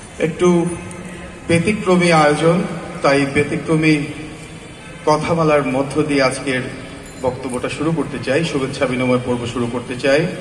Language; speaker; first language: Bangla; native; Bangla